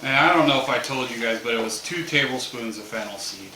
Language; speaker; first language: English; native; English